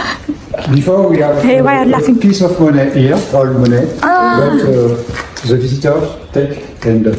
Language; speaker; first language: English; non-native, learner; French